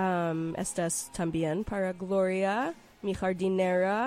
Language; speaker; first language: Spanish; non-native, learner; English